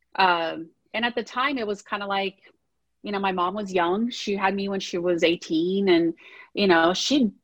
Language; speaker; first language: English; early bilingual, other home language; Portuguese